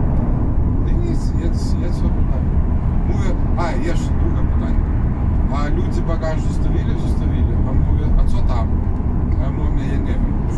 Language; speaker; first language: Polish; non-native, learner; Russian